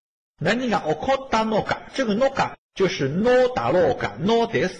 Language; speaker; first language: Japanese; non-native, fluent; Chinese